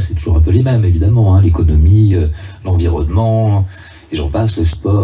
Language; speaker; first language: French; native; French